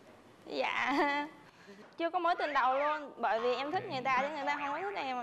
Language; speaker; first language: Vietnamese; native; Vietnamese